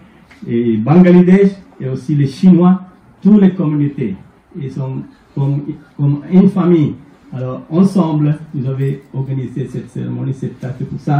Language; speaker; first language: French; non-native, fluent; Sinhala